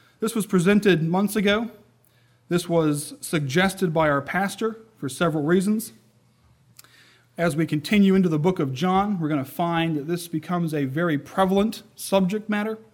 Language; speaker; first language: English; native; English